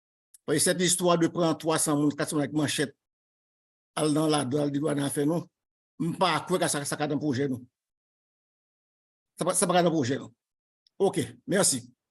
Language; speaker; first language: French; non-native, local second language; Haitian Creole